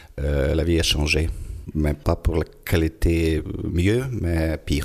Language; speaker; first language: French; non-native, fluent; Ukrainian